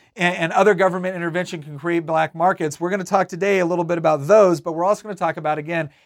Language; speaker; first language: English; native; English